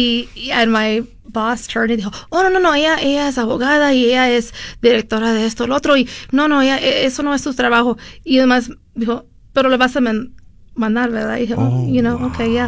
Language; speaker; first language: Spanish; early bilingual, heritage; Spanish